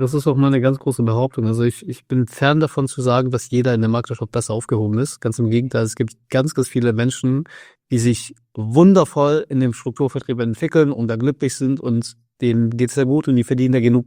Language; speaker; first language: German; native; German